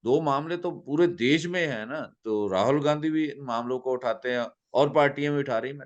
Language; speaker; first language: Hindi; non-native, local second language; Punjabi